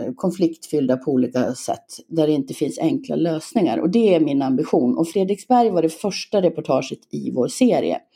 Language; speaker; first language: Swedish; native; Swedish